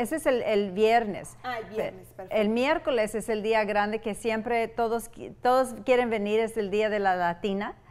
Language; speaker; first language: Spanish; early bilingual, heritage; Spanish